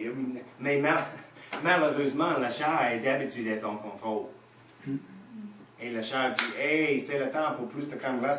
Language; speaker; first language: French; non-native, fluent; English